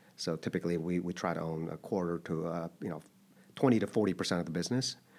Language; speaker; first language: English; early bilingual, other home language; Korean